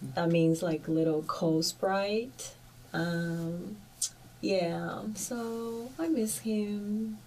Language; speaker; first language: English; early bilingual, other home language; Chinese